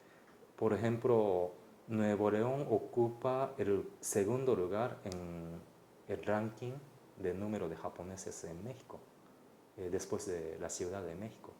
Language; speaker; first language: Spanish; non-native, fluent; Japanese